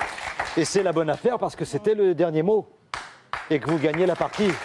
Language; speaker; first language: French; native; French